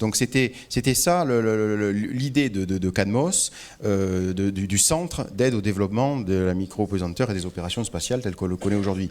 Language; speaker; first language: French; native; French